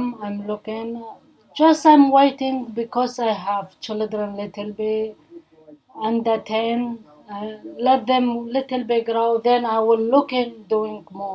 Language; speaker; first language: English; non-native, learner; Arabic